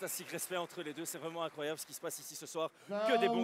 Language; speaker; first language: French; native; French